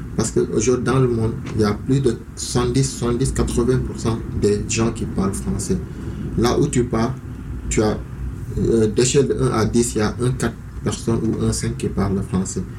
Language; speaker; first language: French; non-native, local second language; Wolof